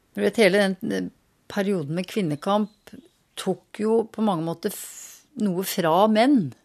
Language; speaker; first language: Norwegian; native; Norwegian